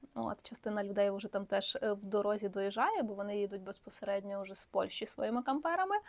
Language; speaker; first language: Ukrainian; native; Ukrainian